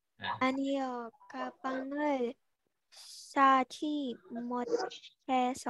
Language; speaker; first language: Korean; non-native, learner; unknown